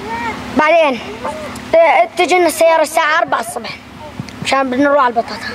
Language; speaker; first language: Arabic; native; Arabic